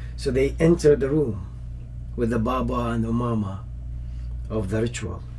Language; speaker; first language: English; non-native, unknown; Arabic